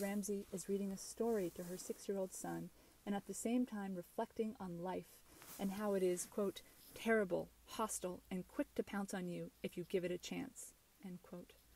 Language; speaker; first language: English; native; English